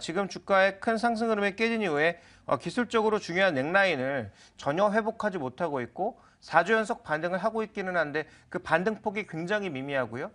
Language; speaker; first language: Korean; native; Korean